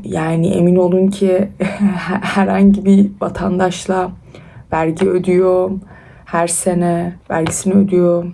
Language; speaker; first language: Turkish; early bilingual, other home language; Persian